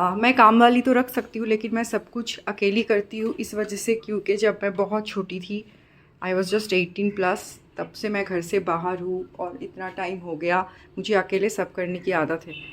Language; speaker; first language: Hindi; non-native, local second language; Bangla